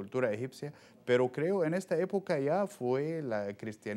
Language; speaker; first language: Spanish; non-native, fluent; Arabic